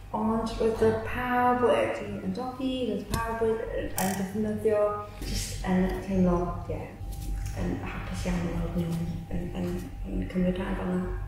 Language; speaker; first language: Welsh; native; Welsh